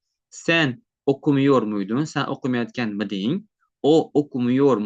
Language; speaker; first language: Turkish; non-native, fluent; Uzbek